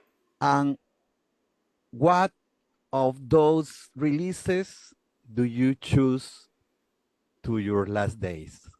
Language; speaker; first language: English; non-native, learner; Spanish